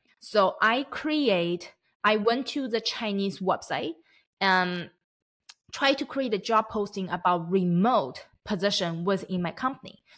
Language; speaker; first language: English; non-native, fluent; Chinese